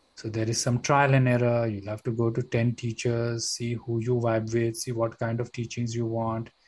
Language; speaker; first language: English; non-native, local second language; Marathi